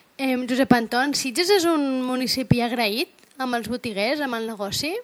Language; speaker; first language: Catalan; native; Catalan